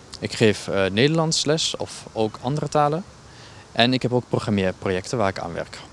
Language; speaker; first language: Dutch; native; Dutch